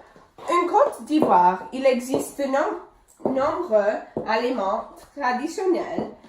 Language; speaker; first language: French; non-native, learner; English